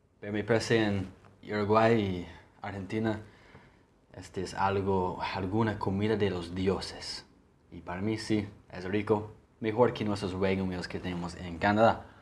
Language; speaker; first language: Spanish; non-native, learner; English